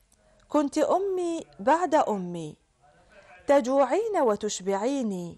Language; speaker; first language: Arabic; native; Arabic